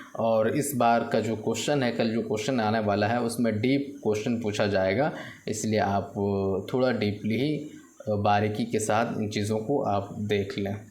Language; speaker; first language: Urdu; native; Urdu